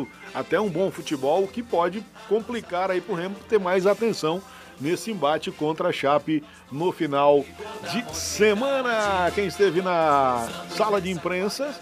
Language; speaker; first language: Portuguese; native; Portuguese